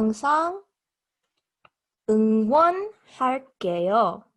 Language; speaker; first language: Korean; non-native, learner; English